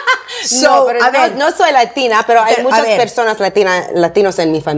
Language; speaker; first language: Spanish; non-native, learner; English